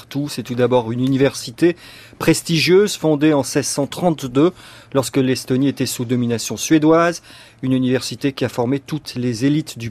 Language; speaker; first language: French; native; French